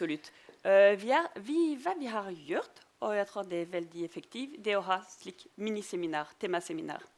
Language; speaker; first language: Norwegian; non-native, fluent; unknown